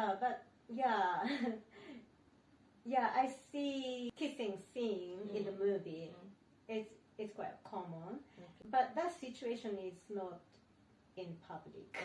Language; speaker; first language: English; non-native, learner; Japanese